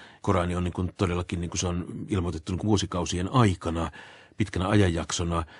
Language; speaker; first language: Finnish; native; Finnish